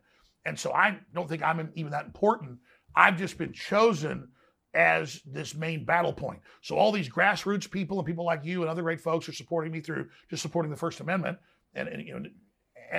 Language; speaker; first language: English; native; English